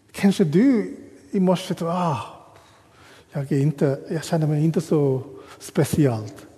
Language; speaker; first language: Swedish; non-native, fluent; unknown